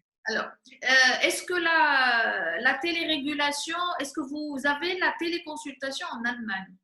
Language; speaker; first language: French; non-native, local second language; Arabic